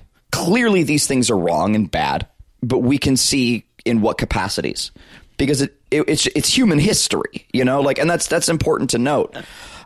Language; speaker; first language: English; native; English